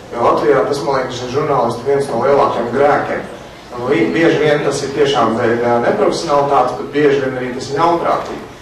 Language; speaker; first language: Latvian; native; Latvian